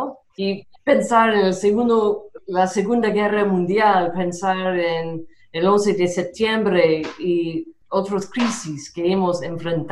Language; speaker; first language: Spanish; non-native, fluent; English